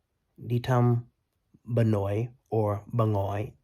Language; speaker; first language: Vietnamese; early bilingual, heritage; Vietnamese